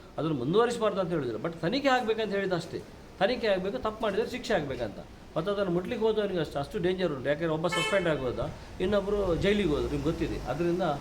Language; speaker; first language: Kannada; non-native, local second language; Tulu